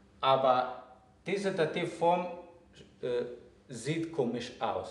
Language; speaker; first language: German; non-native, fluent; Greek